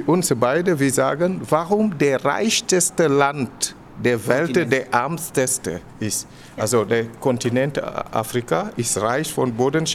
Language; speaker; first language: German; non-native, fluent; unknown